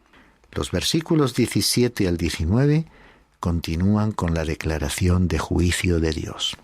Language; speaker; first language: Spanish; native; Spanish